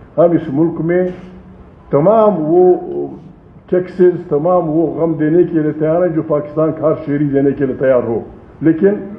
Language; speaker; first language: Urdu; non-native, local second language; Pashto